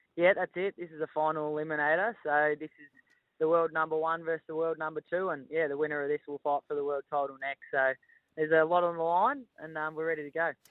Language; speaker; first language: English; native; English